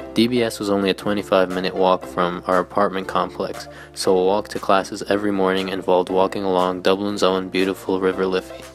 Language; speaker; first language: English; native; English